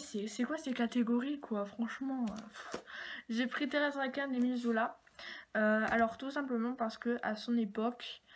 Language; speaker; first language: French; native; French